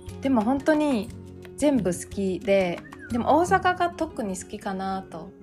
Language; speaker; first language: Japanese; non-native, fluent; Chinese